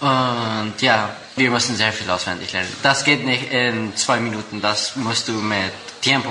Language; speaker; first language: German; non-native, learner; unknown